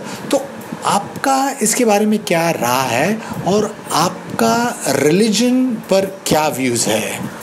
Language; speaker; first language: Hindi; native; Hindi